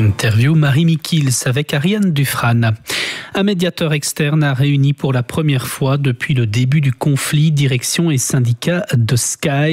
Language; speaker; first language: French; native; French